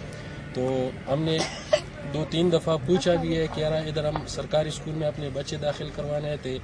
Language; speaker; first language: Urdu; non-native, local second language; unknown